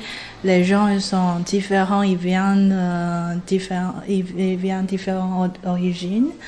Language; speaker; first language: French; non-native, fluent; Chinese